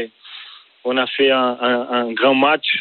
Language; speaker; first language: French; non-native, learner; Portuguese